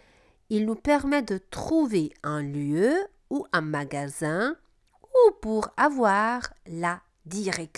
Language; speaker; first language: French; non-native, fluent; Italian